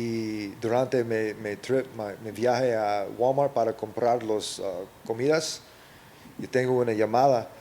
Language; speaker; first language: Spanish; early bilingual, heritage; English